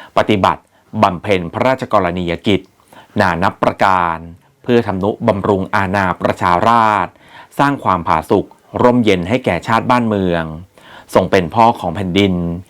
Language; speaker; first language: Thai; native; Thai